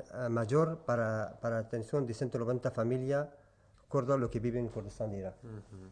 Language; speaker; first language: Spanish; non-native, learner; Kurdish